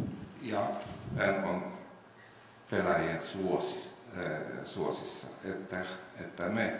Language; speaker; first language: Finnish; non-native, fluent; Romanian